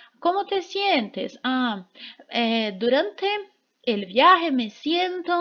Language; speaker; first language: Spanish; non-native, fluent; Portuguese